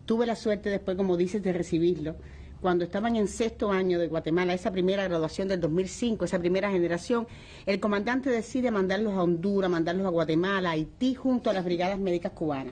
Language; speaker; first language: Spanish; native; Spanish